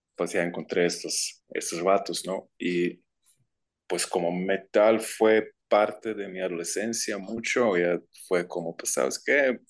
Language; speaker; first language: Spanish; non-native, fluent; Croatian